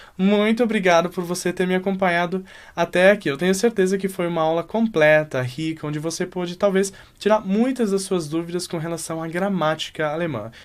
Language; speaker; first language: Portuguese; native; Portuguese